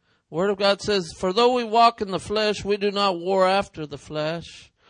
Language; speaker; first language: English; early bilingual, other home language; Spanish